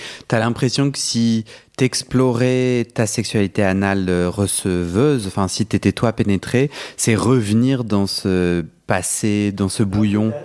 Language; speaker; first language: French; native; French